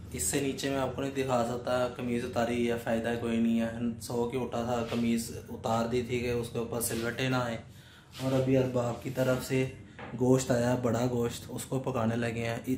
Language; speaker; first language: Urdu; non-native, local second language; Punjabi